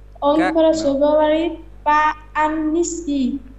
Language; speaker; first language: Russian; non-native, learner; Vietnamese